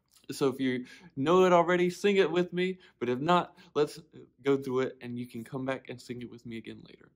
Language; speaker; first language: English; native; English